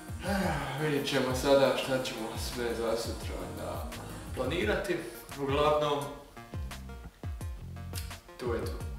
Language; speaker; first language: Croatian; early bilingual, heritage; Croatian